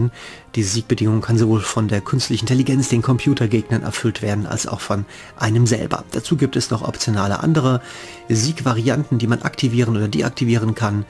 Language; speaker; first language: German; native; German